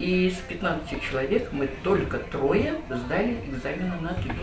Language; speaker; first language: Russian; native; Russian